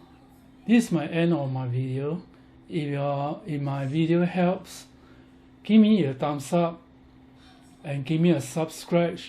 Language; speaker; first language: English; non-native, learner; Chinese